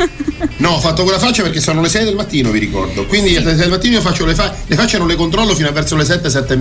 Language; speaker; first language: Italian; native; Italian